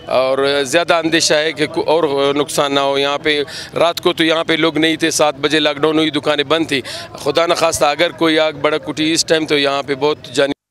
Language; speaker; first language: Urdu; non-native, local second language; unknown